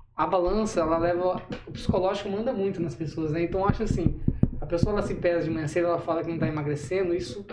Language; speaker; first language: Portuguese; native; Portuguese